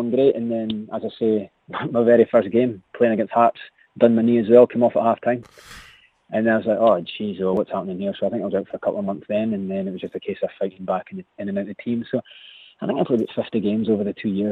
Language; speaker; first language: English; native; English